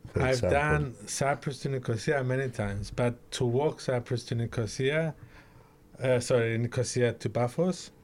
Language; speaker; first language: English; early bilingual, other home language; Greek